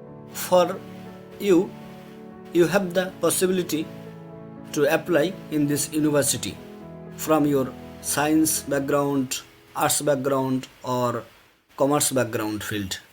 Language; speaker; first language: English; non-native, fluent; Bangla